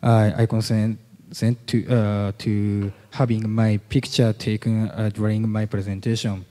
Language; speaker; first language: English; non-native, learner; Japanese